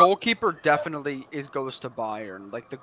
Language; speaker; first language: English; native; English